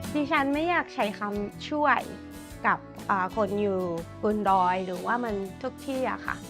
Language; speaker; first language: Thai; non-native, fluent; Japanese